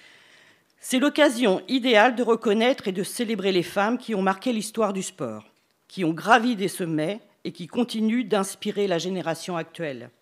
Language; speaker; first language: French; native; French